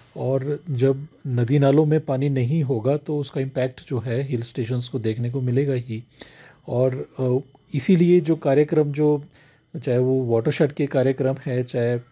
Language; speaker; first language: Hindi; native; Hindi